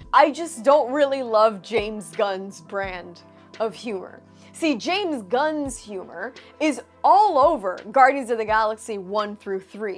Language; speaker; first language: English; native; English